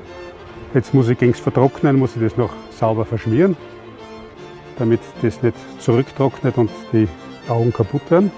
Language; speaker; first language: German; native; German